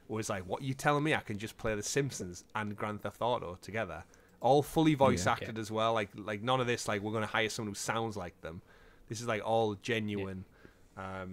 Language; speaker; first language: English; native; English